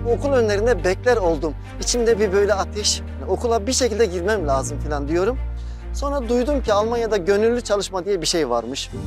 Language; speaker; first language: Turkish; native; Turkish